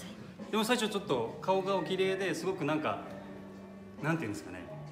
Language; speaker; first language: Japanese; native; Japanese